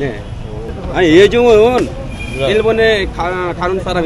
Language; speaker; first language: Korean; non-native, learner; Bangla